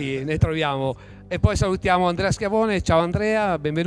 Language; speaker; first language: Italian; native; Italian